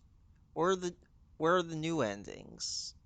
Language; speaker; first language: English; native; English